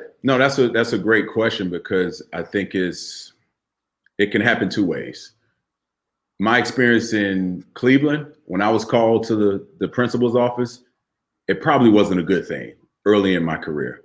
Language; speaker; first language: English; native; English